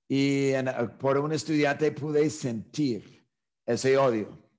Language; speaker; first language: Spanish; non-native, fluent; English